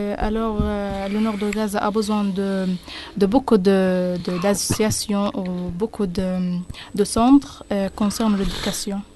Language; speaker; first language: French; non-native, learner; Arabic